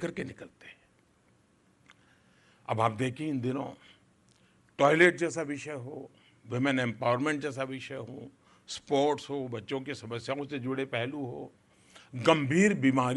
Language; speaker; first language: Hindi; non-native, local second language; Gujarati